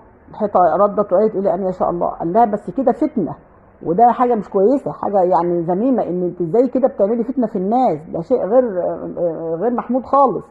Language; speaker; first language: Arabic; native; Arabic